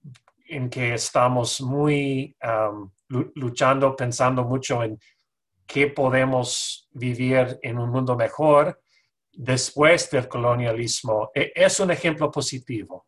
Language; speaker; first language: Spanish; non-native, fluent; English